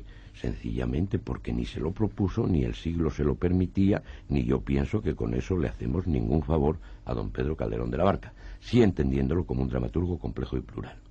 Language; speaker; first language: Spanish; native; Spanish